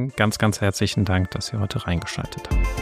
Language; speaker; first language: German; native; German